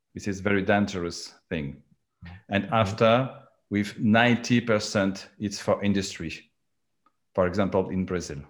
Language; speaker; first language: English; non-native, learner; French